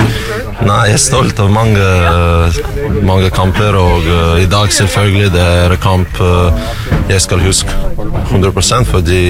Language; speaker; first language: Norwegian; non-native, learner; Russian